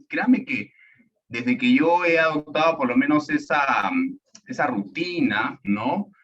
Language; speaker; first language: Spanish; native; Spanish